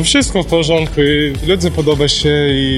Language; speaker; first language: Polish; non-native, learner; Ukrainian